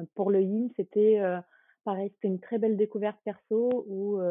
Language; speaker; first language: French; early bilingual, other home language; Ukrainian